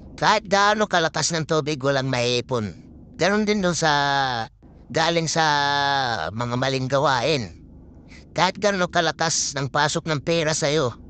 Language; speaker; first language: Filipino; non-native, local second language; Masbatenyo